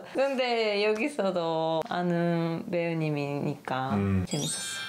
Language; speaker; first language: Korean; non-native, learner; Japanese